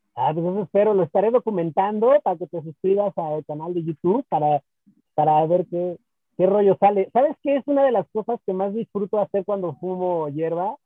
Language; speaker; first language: Spanish; native; Spanish